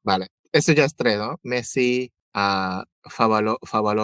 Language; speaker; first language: Spanish; non-native, fluent; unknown